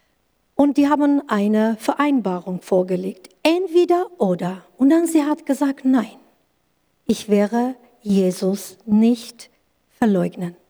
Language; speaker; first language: German; non-native, learner; Kurdish